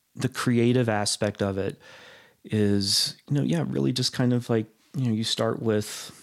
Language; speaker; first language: English; native; English